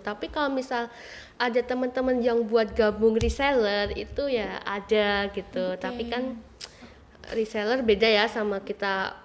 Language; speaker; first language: Indonesian; native; Indonesian